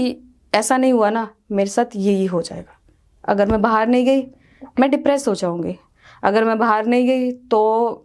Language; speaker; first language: Hindi; native; Hindi